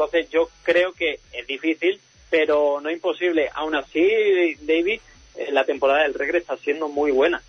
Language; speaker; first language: Spanish; native; Spanish